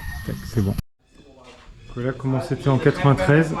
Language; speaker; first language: French; native; French